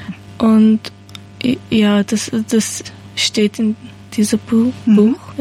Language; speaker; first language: German; non-native, learner; Persian